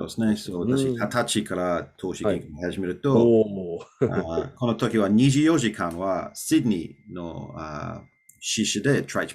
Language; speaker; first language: Japanese; non-native, learner; English